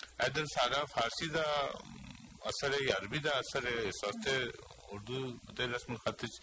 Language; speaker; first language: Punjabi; non-native, local second language; Northern Hindko